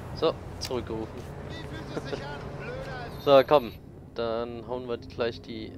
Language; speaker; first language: German; native; German